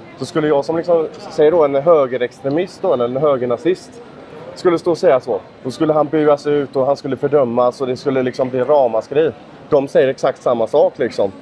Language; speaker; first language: Swedish; native; Swedish